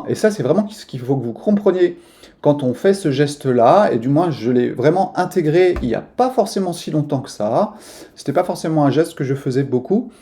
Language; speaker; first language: French; native; French